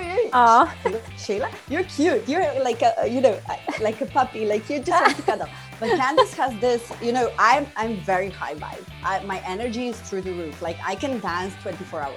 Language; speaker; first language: English; non-native, fluent; Slovenian